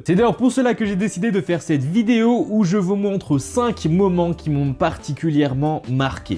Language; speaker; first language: French; native; French